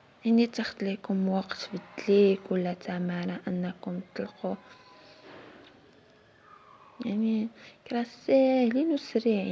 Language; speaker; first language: Arabic; native; Arabic